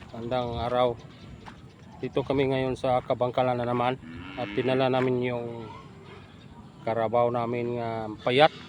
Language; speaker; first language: Filipino; non-native, local second language; Hiligaynon